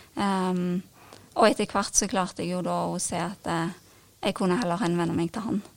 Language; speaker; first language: Norwegian; native; Norwegian